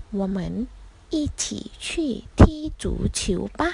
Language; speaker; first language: Chinese; non-native, fluent; Thai